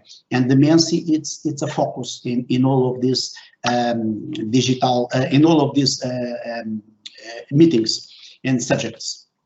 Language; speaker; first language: English; non-native, fluent; Portuguese